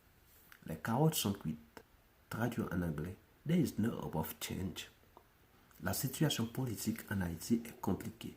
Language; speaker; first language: French; non-native, local second language; Haitian Creole